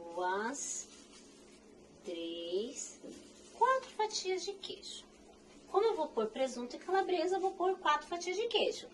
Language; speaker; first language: Portuguese; native; Portuguese